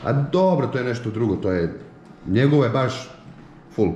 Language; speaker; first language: Serbian; native; Serbian